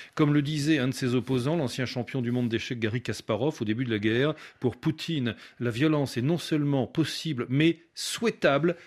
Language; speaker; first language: French; native; French